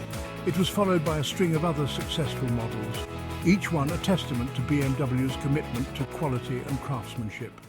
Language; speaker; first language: English; native; English